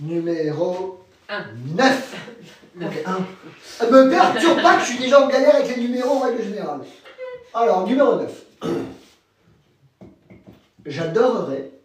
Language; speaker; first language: French; native; French